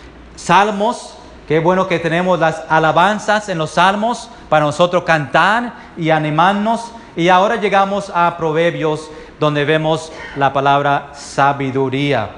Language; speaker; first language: Spanish; early bilingual, heritage; Spanish